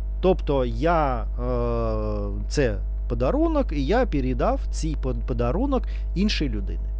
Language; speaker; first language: Ukrainian; non-native, learner; Russian